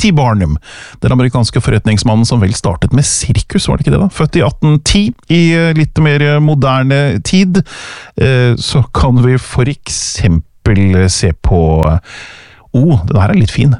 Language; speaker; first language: Norwegian; native; Norwegian